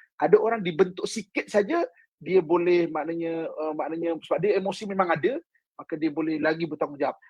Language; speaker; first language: Malay; native; Malay